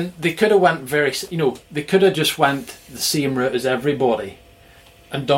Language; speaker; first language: English; native; English